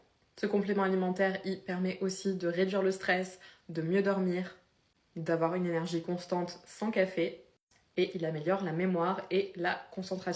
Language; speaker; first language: French; native; French